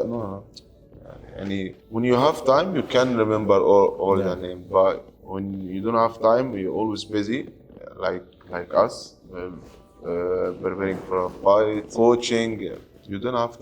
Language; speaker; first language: English; non-native, learner; Arabic